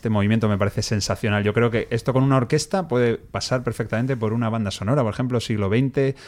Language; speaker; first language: Spanish; native; Spanish